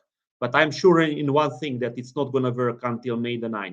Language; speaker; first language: English; non-native, fluent; Hungarian